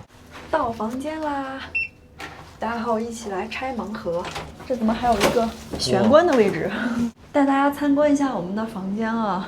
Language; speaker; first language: Chinese; native; Chinese